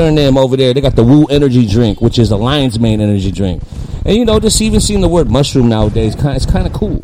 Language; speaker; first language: English; native; English